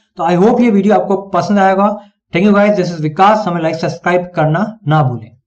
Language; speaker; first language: Hindi; native; Hindi